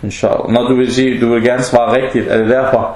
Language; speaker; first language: Danish; non-native, fluent; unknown